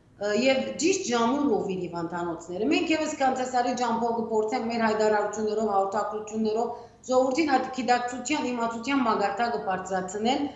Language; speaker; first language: Armenian; early bilingual, heritage; Armenian